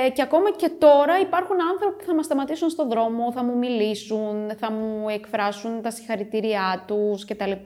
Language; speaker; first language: Greek; early bilingual, other home language; Romanian